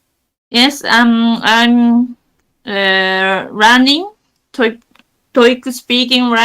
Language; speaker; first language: English; non-native, learner; Japanese